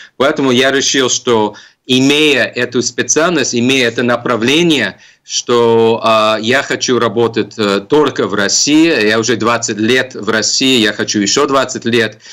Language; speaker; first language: Russian; non-native, fluent; English